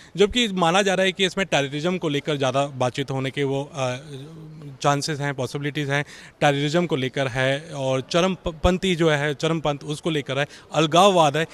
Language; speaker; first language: Hindi; native; Hindi